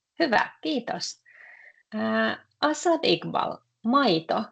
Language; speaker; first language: Finnish; non-native, fluent; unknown